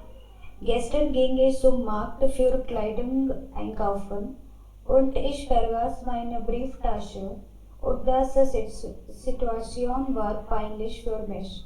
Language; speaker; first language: German; non-native, learner; Hindi